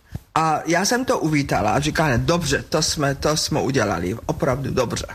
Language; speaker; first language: Czech; non-native, fluent; German